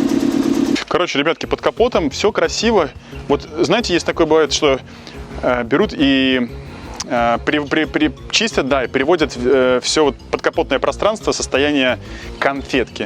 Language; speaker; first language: Russian; native; Russian